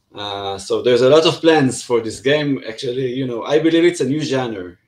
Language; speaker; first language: English; non-native, fluent; Hebrew